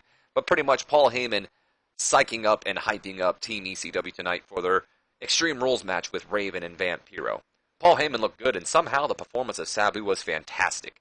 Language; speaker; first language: English; native; English